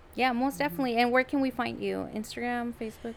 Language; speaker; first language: English; early bilingual, other home language; Spanish